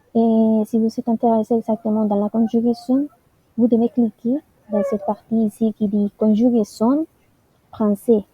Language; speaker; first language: French; non-native, learner; Spanish